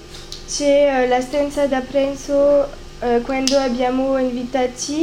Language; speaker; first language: Italian; non-native, learner; French